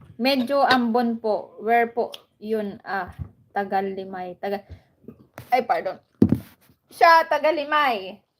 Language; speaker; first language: Filipino; native; Filipino